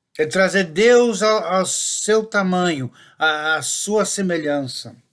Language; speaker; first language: Portuguese; non-native, fluent; English